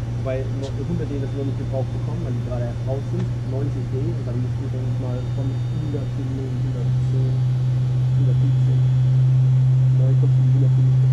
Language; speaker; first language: German; native; German